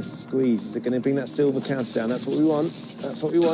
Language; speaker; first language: English; native; English